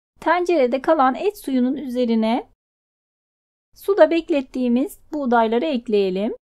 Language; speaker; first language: Turkish; native; Turkish